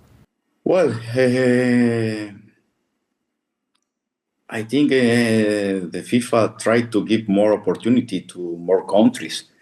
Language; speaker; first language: English; non-native, fluent; Spanish